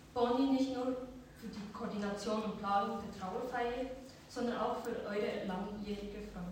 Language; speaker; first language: German; early bilingual, other home language; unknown